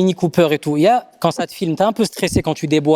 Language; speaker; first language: French; native; French